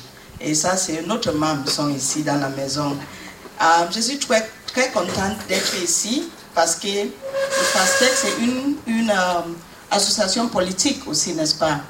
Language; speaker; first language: French; non-native, learner; English